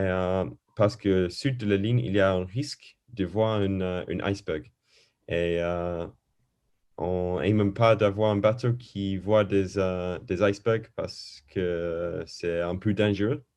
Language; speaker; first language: French; non-native, learner; English